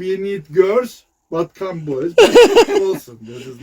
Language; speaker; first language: English; non-native, learner; Turkish